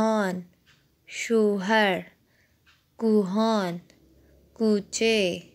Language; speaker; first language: Persian; non-native, fluent; Urdu